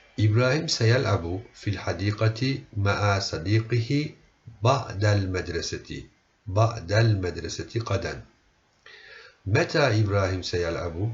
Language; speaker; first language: Arabic; non-native, fluent; Turkish